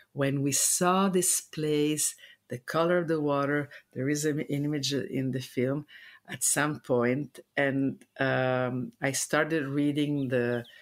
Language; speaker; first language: English; non-native, fluent; Italian